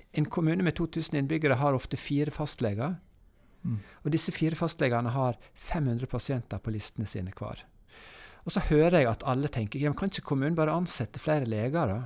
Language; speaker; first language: Norwegian; native; Norwegian